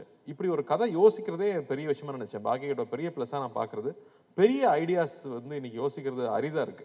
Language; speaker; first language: Tamil; native; Tamil